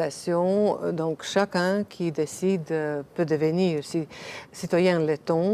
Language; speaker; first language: French; non-native, fluent; Latvian